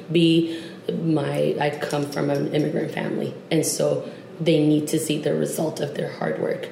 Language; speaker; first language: English; non-native, local second language; Tigrinya